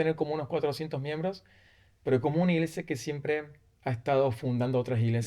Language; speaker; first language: Spanish; native; Spanish